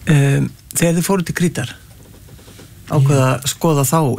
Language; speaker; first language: Icelandic; native; Icelandic